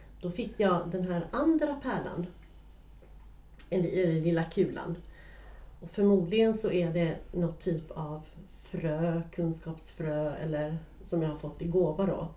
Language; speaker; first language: Swedish; native; Swedish